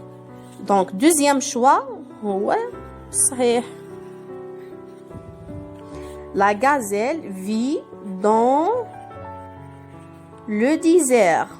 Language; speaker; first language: French; non-native, local second language; Arabic